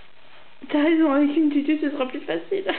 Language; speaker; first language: French; native; French